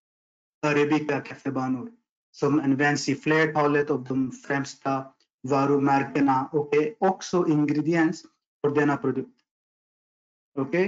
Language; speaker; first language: Swedish; non-native, fluent; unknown